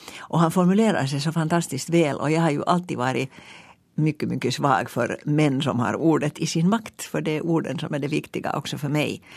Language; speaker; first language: Swedish; native; Swedish